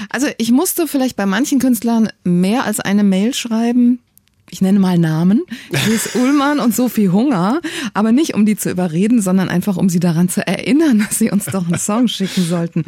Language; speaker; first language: German; native; German